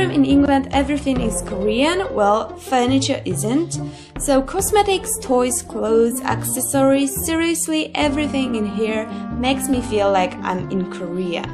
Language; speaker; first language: English; non-native, fluent; Polish